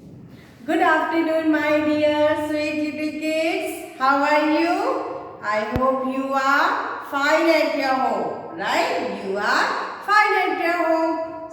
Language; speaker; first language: English; non-native, local second language; Hindi